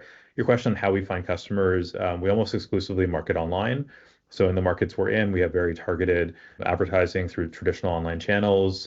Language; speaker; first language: English; native; English